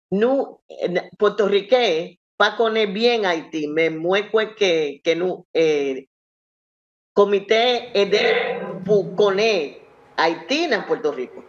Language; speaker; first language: Haitian Creole; non-native, learner; Spanish